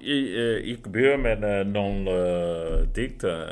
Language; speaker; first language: Danish; non-native, fluent; Portuguese